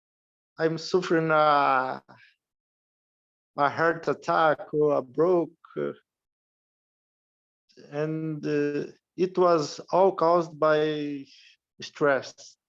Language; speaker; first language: English; non-native, learner; Portuguese